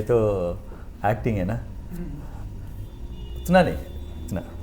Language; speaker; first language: Hindi; non-native, learner; Tamil